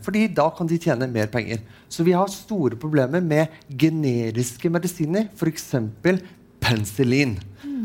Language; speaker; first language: Norwegian; non-native, fluent; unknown